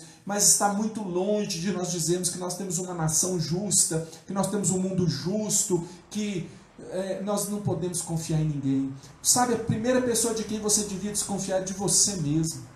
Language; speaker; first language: Portuguese; native; Portuguese